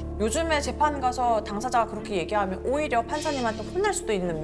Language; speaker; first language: Korean; native; Korean